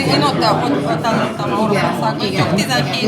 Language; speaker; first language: Hungarian; non-native, learner; Russian